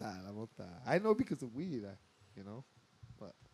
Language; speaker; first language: English; early bilingual, other home language; Spanish